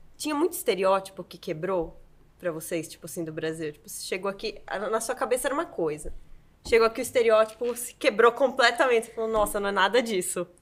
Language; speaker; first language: Portuguese; native; Portuguese